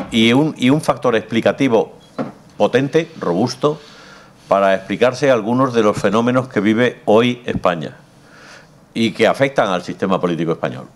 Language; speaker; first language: Spanish; native; Spanish